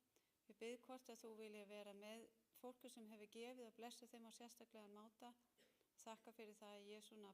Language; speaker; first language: Icelandic; non-native, fluent; Spanish